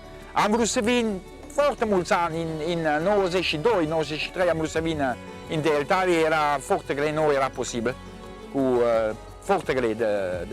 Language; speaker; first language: Romanian; non-native, learner; French